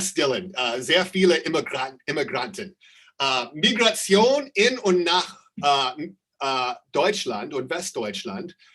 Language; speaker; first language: German; non-native, fluent; English